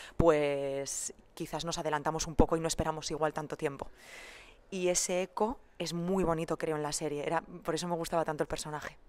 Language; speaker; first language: Spanish; native; Spanish